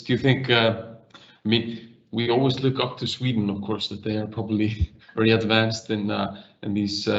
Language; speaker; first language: English; non-native, fluent; Icelandic